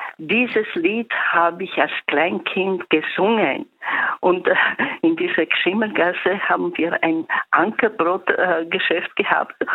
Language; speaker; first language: German; early bilingual, other home language; Italian